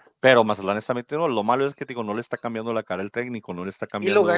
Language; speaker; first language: Spanish; native; Spanish